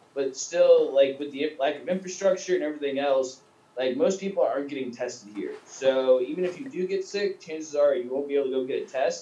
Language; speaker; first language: English; native; English